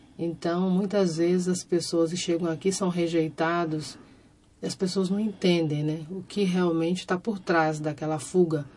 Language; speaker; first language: Portuguese; native; Portuguese